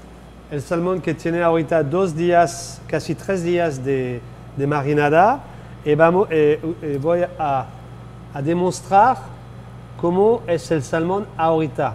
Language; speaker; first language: Spanish; non-native, fluent; French